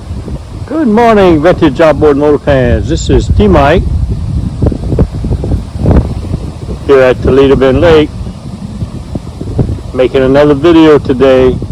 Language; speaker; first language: English; native; English